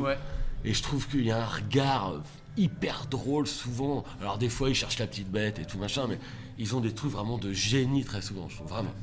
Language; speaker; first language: French; native; French